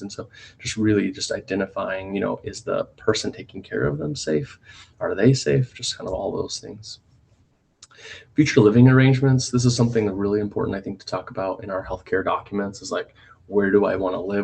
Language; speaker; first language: English; native; English